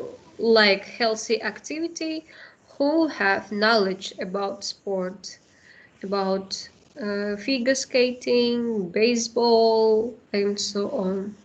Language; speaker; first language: English; non-native, learner; Kazakh